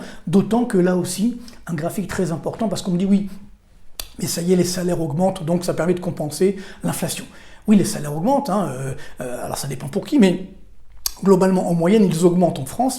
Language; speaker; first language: French; native; French